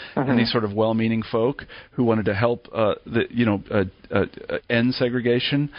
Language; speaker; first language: English; native; English